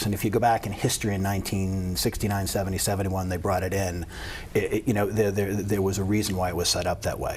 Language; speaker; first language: English; native; English